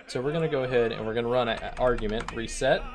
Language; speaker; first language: English; native; English